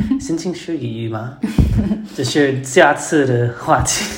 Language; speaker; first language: Chinese; non-native, learner; English